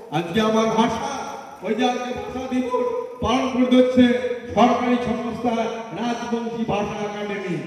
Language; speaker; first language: Bangla; non-native, local second language; Rangpuri